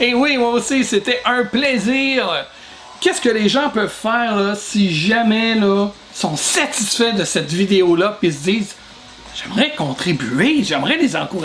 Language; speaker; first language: French; native; French